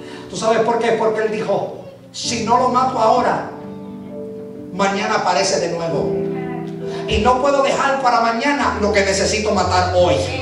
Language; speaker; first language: Spanish; early bilingual, heritage; Spanish